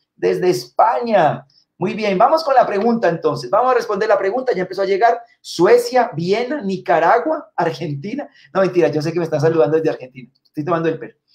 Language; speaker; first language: Spanish; native; Spanish